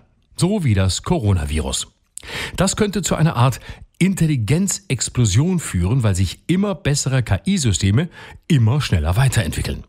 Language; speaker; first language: German; native; German